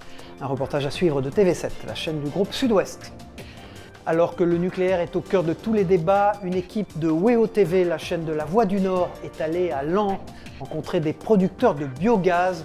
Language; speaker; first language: French; native; French